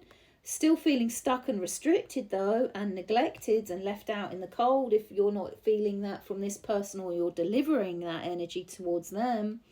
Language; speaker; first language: English; native; English